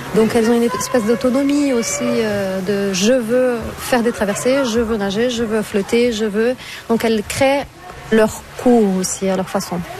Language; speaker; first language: French; non-native, fluent; Portuguese